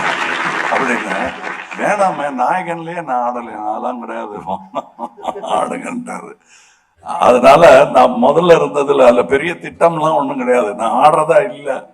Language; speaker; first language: Tamil; native; Tamil